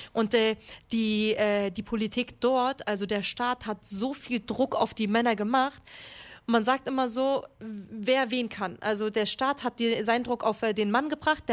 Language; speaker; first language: German; early bilingual, other home language; Kurdish